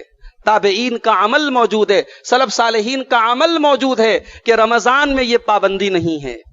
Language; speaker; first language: Urdu; native; Urdu